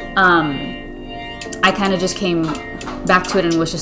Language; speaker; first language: English; early bilingual, other home language; Spanish